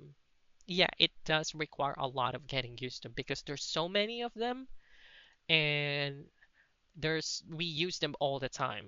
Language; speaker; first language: English; non-native, local second language; Cebuano